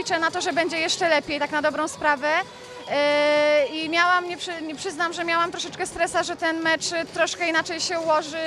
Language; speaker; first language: Polish; native; Polish